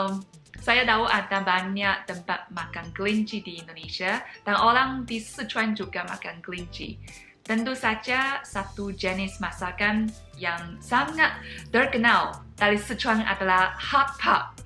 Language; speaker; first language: Indonesian; non-native, fluent; Chinese